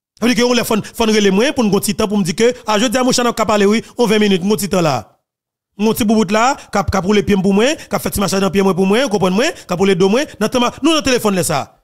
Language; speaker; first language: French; non-native, local second language; Haitian Creole